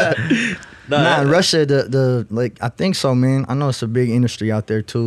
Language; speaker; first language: English; non-native, fluent; Russian